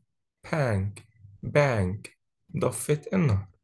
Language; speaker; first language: Arabic; native; Arabic